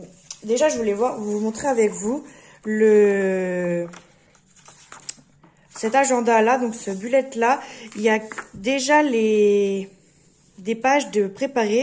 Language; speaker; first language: French; native; French